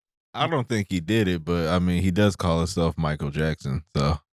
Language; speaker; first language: English; native; English